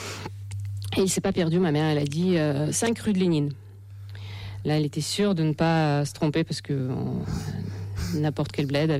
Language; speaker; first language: French; non-native, fluent; Russian